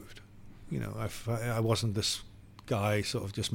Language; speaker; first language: English; native; English